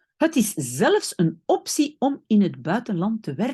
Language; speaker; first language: Dutch; non-native, local second language; French